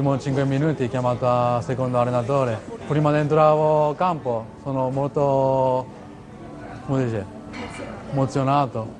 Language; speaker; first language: Italian; non-native, learner; Japanese